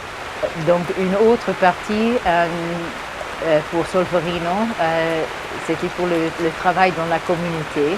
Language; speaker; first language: French; early bilingual, heritage; English